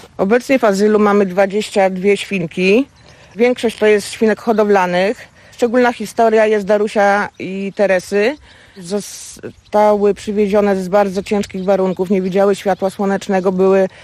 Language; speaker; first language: Polish; native; Polish